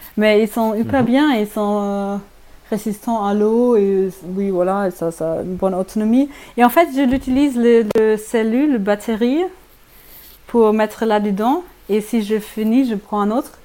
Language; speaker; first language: French; non-native, learner; German